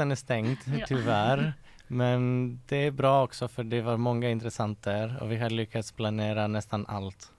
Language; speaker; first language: Swedish; non-native, fluent; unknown